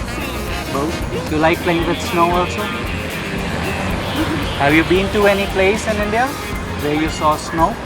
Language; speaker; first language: English; non-native, local second language; Hindi